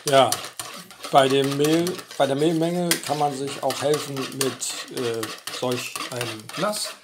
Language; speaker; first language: German; native; German